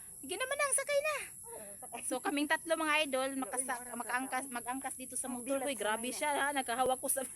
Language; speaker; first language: Filipino; non-native, local second language; Cebuano